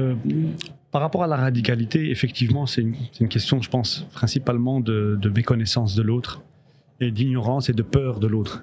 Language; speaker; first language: French; early bilingual, other home language; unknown